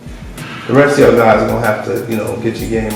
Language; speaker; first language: English; native; English